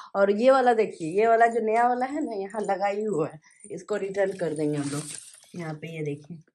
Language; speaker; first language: Hindi; native; Hindi